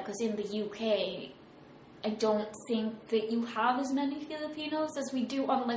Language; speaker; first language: English; native; English